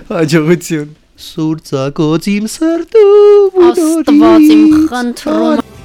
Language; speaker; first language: Armenian; native; Armenian